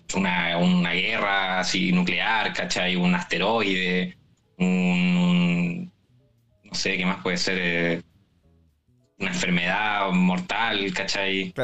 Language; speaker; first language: Spanish; native; Spanish